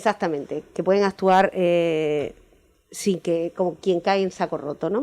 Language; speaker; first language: Spanish; native; Spanish